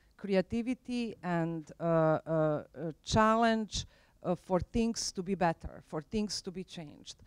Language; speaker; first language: English; non-native, fluent; Croatian